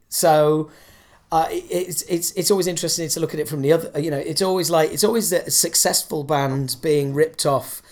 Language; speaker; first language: English; native; English